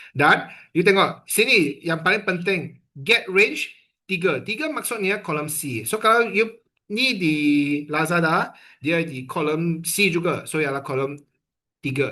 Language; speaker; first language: Malay; non-native, local second language; Chinese